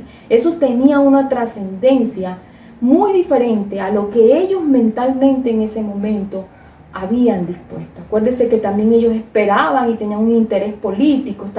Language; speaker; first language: Spanish; native; Spanish